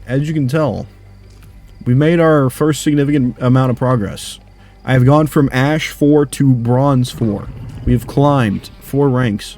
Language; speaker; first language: English; native; English